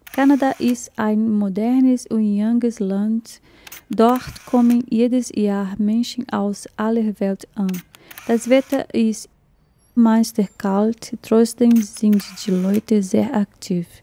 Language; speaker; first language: German; non-native, fluent; Portuguese